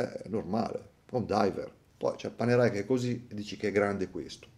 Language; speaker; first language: Italian; native; Italian